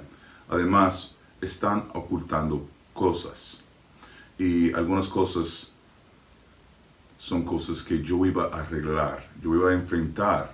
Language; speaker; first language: Spanish; non-native, fluent; English